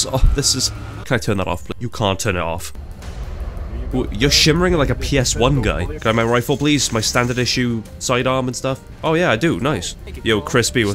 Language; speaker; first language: English; native; English